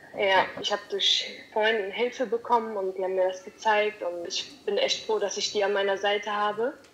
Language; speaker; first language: German; early bilingual, other home language; Italian